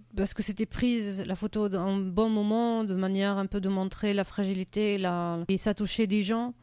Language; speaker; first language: French; non-native, fluent; Arabic